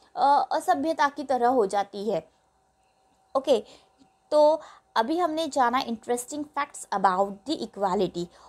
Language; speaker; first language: Hindi; non-native, local second language; Marathi